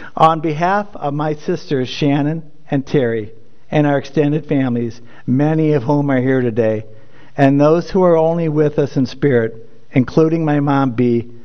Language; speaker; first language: English; native; English